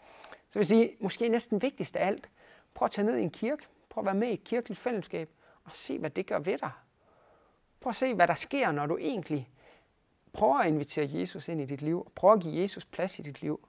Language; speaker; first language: Danish; native; Danish